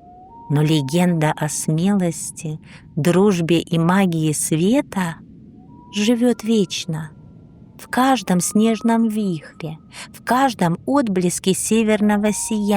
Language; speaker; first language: Russian; native; Russian